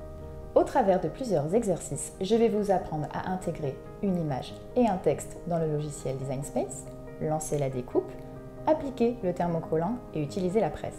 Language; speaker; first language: French; native; French